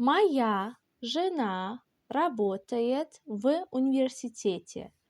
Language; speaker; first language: Russian; non-native, local second language; Azerbaijani